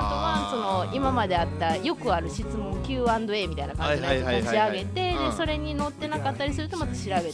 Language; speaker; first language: Japanese; native; Japanese